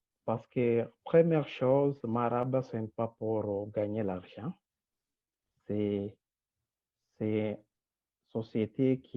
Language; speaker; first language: French; non-native, local second language; Rundi